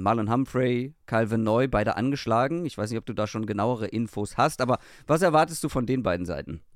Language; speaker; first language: German; native; German